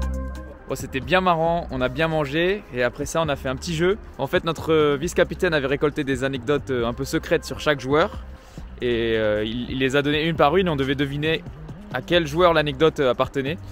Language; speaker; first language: French; native; French